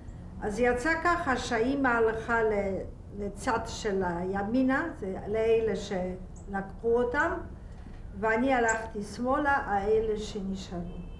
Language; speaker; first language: Hebrew; non-native, fluent; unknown